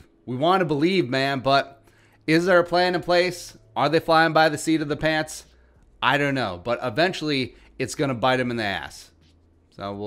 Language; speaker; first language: English; native; English